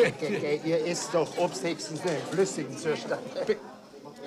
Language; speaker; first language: German; native; German